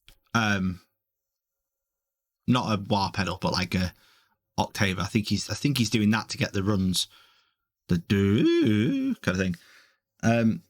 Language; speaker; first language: English; native; English